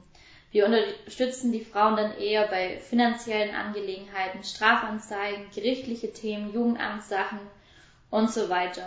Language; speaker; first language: German; native; German